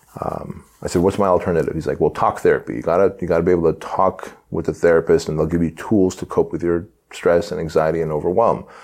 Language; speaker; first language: English; early bilingual, other home language; Armenian